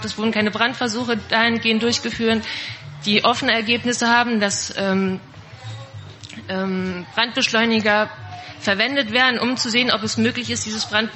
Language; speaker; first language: German; native; German